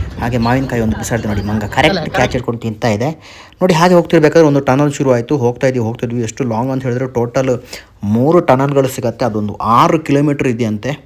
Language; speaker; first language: Kannada; non-native, local second language; Tulu